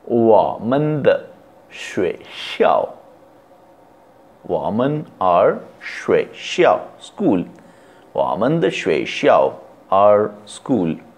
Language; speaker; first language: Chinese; non-native, fluent; Hindi